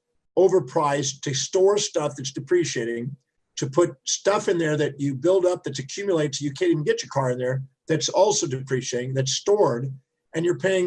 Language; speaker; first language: English; native; English